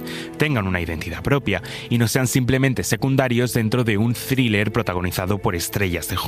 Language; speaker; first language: Spanish; native; Spanish